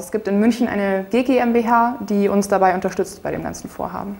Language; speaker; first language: German; native; German